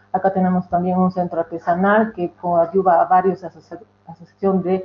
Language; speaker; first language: Spanish; native; Spanish